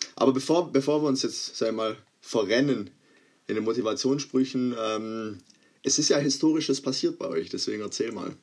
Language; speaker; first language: German; early bilingual, other home language; Croatian